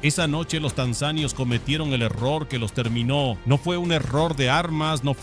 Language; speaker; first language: Spanish; native; Spanish